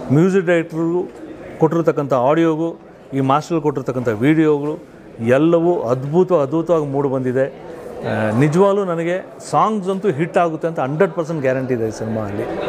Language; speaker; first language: Kannada; native; Kannada